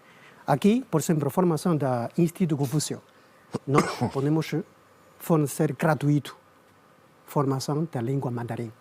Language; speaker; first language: Portuguese; non-native, learner; Chinese